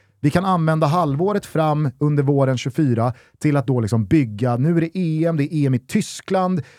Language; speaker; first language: Swedish; native; Swedish